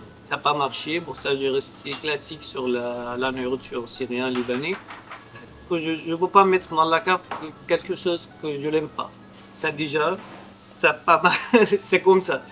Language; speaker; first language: French; non-native, fluent; Arabic